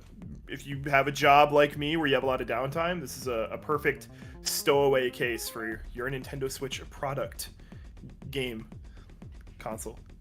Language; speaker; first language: English; native; English